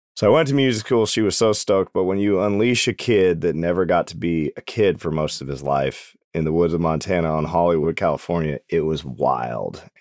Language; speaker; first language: English; native; English